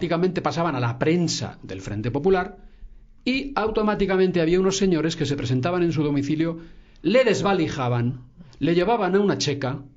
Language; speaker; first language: Spanish; native; Spanish